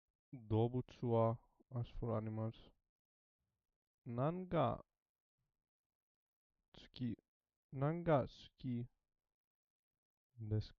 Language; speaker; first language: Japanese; non-native, learner; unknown